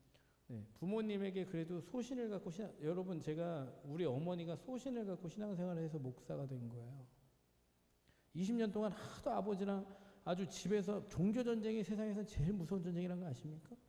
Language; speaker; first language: Korean; native; Korean